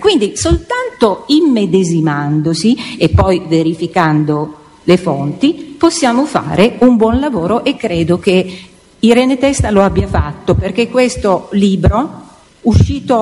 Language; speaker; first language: Italian; native; Italian